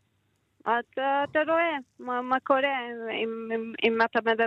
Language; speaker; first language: Hebrew; non-native, learner; Turkish